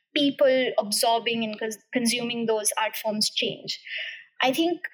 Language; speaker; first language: English; non-native, local second language; Hindi